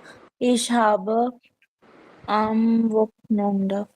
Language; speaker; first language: German; non-native, learner; Hindi